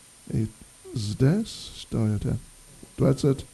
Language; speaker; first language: Russian; non-native, learner; English